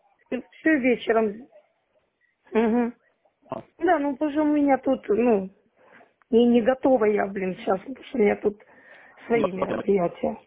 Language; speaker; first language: Russian; native; Russian